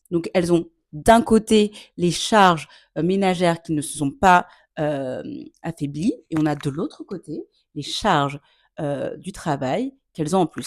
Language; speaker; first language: French; native; French